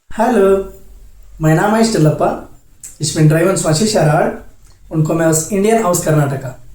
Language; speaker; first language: German; non-native, learner; Kannada